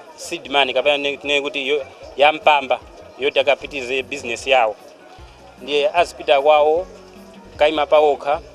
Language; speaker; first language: Nyanja; non-native, local second language; Tumbuka